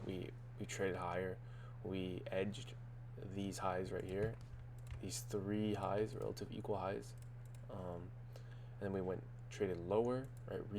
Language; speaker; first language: English; native; English